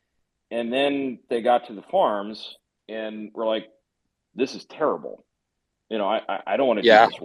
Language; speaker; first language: English; native; English